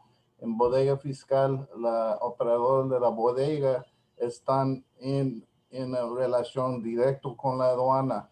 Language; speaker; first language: Spanish; non-native, learner; English